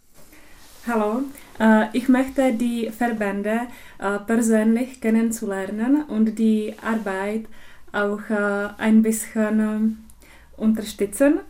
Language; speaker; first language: German; non-native, local second language; Czech